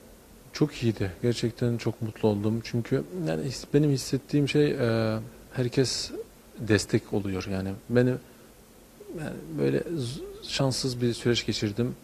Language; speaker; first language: Turkish; early bilingual, heritage; Turkish